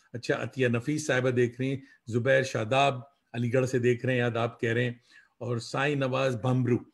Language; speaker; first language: Hindi; native; Hindi